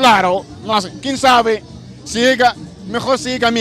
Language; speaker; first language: Spanish; non-native, learner; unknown